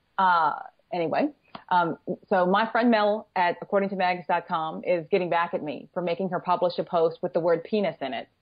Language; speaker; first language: English; native; English